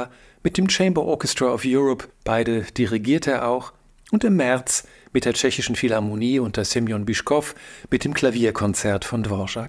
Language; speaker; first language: German; native; German